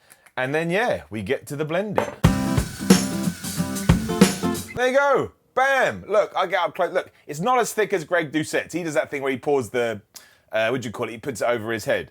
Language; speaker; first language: English; native; English